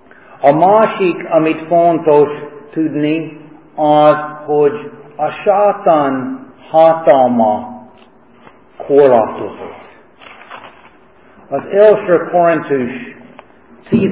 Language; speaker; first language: Hungarian; non-native, fluent; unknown